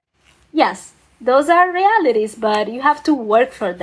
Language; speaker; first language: English; non-native, fluent; Italian